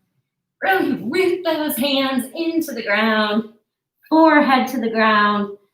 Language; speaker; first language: English; native; English